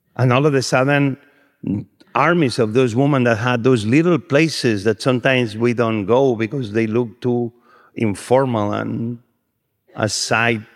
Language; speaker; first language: English; non-native, fluent; Spanish